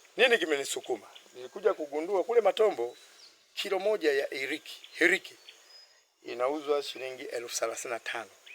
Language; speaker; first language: Swahili; native; Swahili